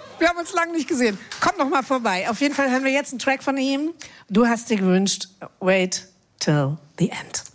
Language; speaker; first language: German; native; German